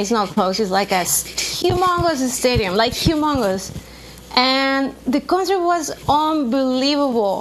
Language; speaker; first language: English; non-native, fluent; Spanish